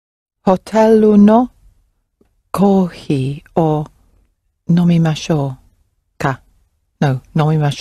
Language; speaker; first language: Japanese; non-native, learner; English